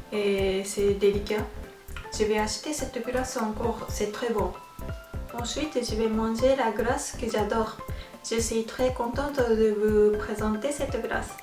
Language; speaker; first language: French; non-native, fluent; Japanese